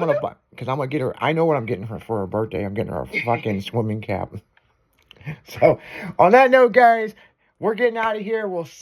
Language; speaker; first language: English; native; English